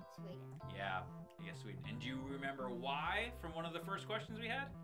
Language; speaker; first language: English; native; English